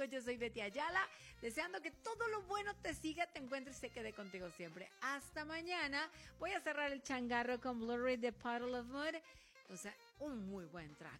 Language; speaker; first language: Spanish; native; Spanish